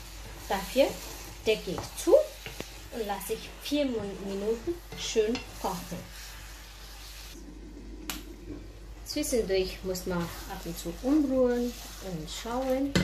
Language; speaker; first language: German; non-native, learner; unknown